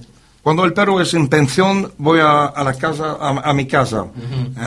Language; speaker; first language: Spanish; non-native, learner; French